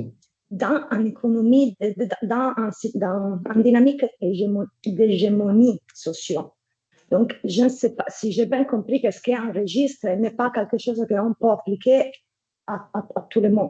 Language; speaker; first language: French; non-native, fluent; Italian